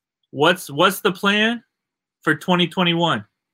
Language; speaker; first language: English; native; English